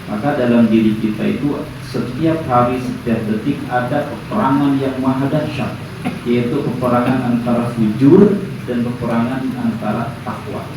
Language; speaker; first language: Indonesian; native; Indonesian